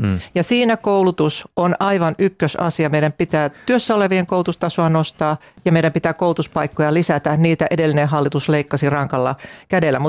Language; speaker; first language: Finnish; native; Finnish